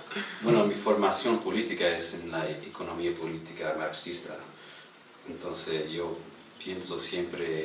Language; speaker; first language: Spanish; non-native, fluent; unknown